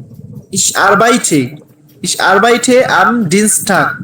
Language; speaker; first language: German; non-native, learner; Bangla